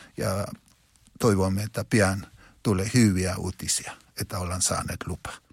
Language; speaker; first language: Finnish; non-native, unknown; Spanish